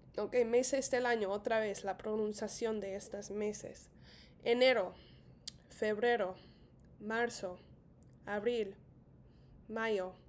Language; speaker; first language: Spanish; non-native, fluent; English